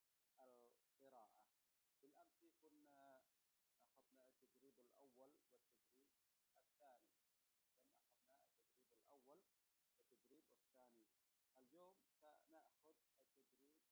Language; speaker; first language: Arabic; non-native, fluent; Khmer